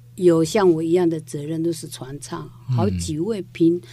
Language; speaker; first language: Chinese; non-native, local second language; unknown